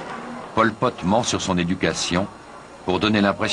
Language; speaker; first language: French; native; French